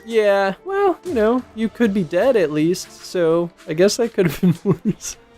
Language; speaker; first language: English; native; English